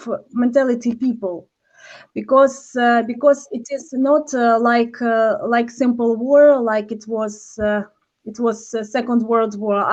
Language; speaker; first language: English; non-native, learner; Ukrainian